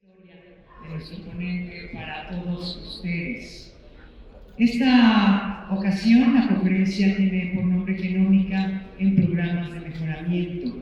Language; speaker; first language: Spanish; native; Spanish